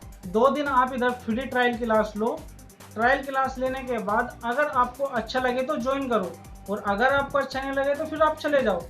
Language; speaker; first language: Hindi; native; Hindi